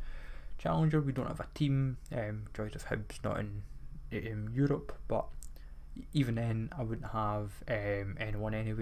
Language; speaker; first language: English; native; English